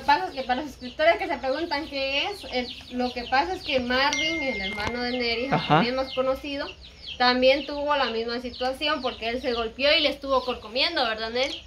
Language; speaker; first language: Spanish; native; Spanish